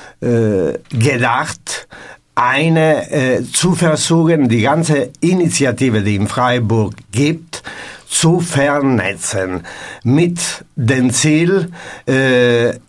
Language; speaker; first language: German; non-native, learner; Italian